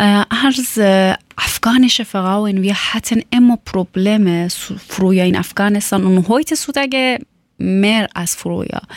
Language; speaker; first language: German; non-native, learner; Persian